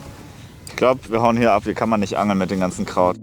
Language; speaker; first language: German; native; German